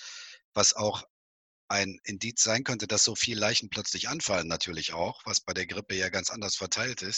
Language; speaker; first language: German; native; German